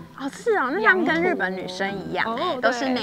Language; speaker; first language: Chinese; native; Chinese